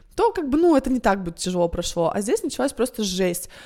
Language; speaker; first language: Russian; native; Russian